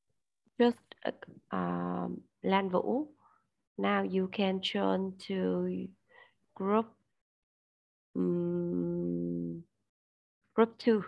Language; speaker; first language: English; non-native, learner; Vietnamese